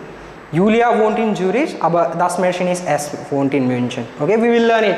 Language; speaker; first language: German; non-native, learner; Marathi